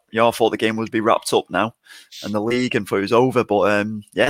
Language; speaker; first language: English; native; English